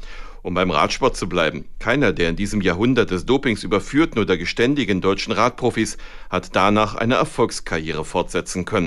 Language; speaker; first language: German; native; German